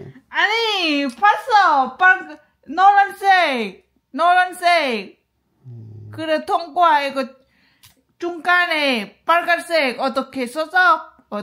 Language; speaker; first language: Korean; non-native, learner; Lao